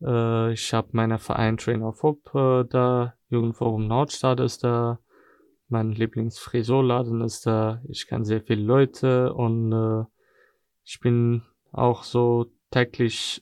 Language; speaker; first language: German; non-native, fluent; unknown